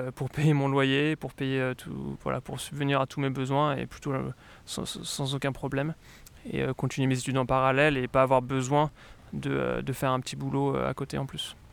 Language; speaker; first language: French; native; French